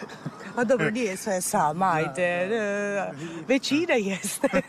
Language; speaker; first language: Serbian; non-native, fluent; Italian